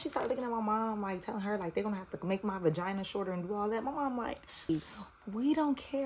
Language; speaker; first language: English; native; English